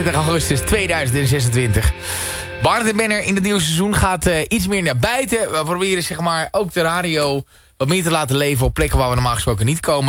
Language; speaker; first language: Dutch; native; Dutch